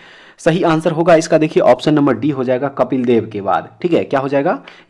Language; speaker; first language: Hindi; native; Hindi